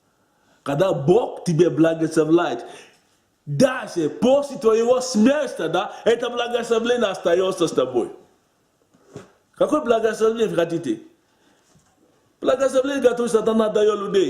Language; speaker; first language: Russian; non-native, learner; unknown